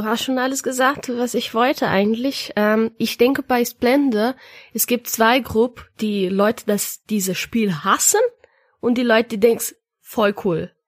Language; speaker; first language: German; non-native, learner; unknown